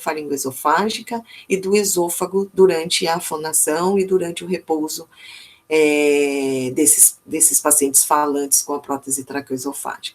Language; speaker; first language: Portuguese; native; Portuguese